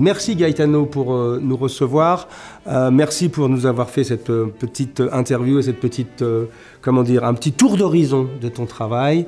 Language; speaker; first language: French; native; French